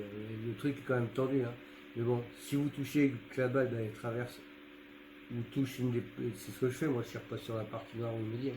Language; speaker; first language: French; native; French